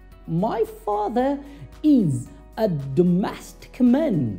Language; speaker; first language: English; non-native, fluent; Turkish